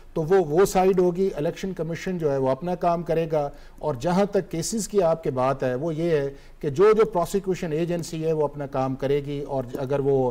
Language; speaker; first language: Hindi; native; Hindi